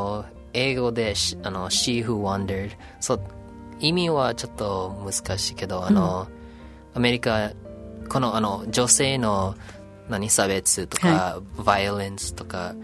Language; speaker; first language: Japanese; non-native, learner; English